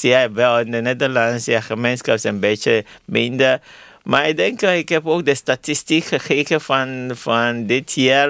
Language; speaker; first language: Dutch; non-native, learner; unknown